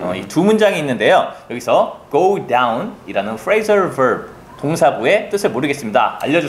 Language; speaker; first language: Korean; native; Korean